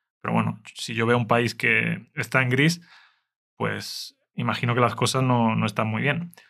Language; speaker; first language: Spanish; native; Spanish